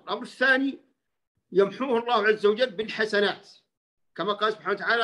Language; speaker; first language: Arabic; native; Arabic